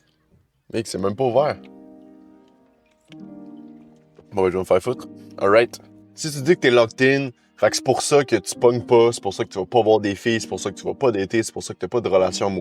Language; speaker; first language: French; native; French